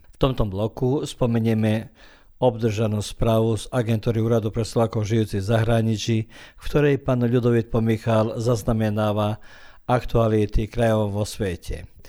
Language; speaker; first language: Slovak; early bilingual, heritage; Slovak